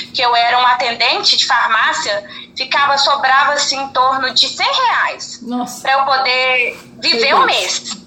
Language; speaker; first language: Portuguese; native; Portuguese